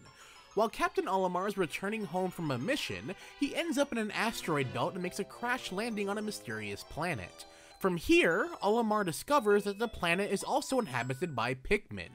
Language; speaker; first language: English; native; English